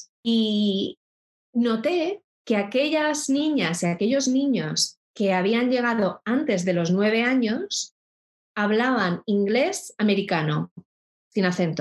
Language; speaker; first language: Spanish; early bilingual, other home language; English